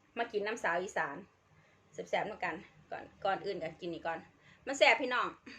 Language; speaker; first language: Thai; native; Thai